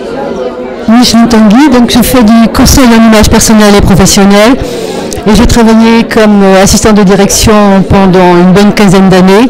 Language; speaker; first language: French; native; French